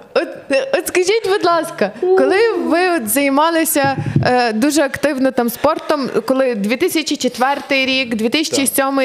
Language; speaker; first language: Ukrainian; native; Ukrainian